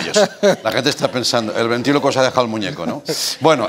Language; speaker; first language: Spanish; non-native, local second language; Catalan